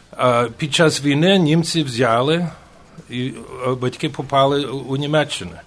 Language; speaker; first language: Ukrainian; early bilingual, heritage; Ukrainian